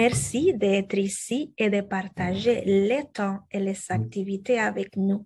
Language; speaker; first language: French; non-native, fluent; Spanish